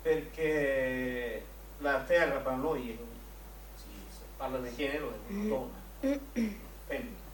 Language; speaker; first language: Italian; non-native, learner; Spanish